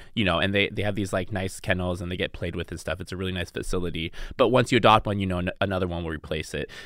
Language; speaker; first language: English; native; English